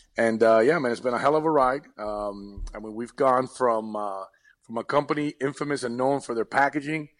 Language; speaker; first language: English; early bilingual, other home language; Spanish